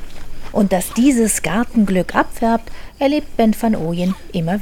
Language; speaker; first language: German; native; German